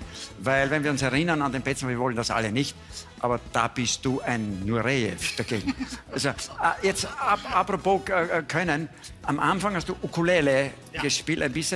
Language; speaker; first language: German; native; German